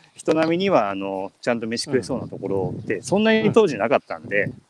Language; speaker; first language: Japanese; native; Japanese